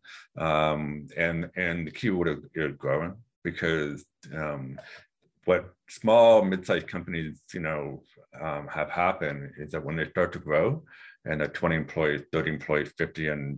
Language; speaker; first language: English; native; English